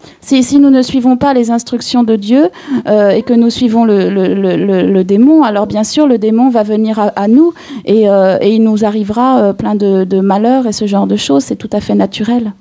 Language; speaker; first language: French; native; French